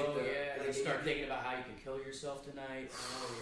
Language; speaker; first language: English; native; English